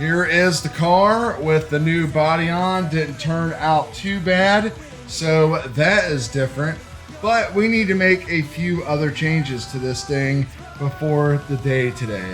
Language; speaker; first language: English; native; English